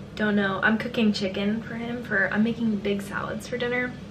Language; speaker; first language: English; native; English